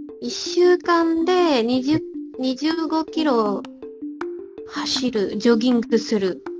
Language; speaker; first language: Japanese; non-native, learner; Malay